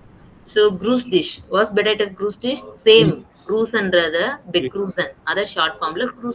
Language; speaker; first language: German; non-native, fluent; Tamil